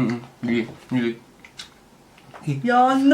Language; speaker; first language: Turkish; non-native, learner; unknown